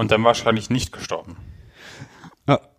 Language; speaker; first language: German; native; German